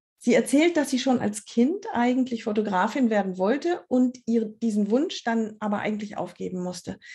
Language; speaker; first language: German; native; German